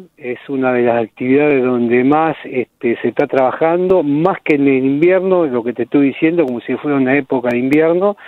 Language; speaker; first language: Spanish; native; Spanish